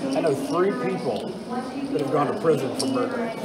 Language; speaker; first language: English; native; English